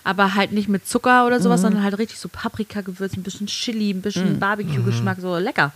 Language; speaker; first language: German; native; German